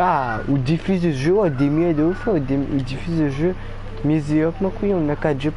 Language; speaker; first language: French; non-native, local second language; Réunion Creole French